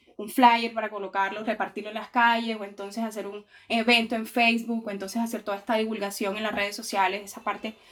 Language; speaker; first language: Spanish; native; Spanish